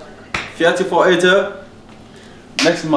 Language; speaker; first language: German; non-native, learner; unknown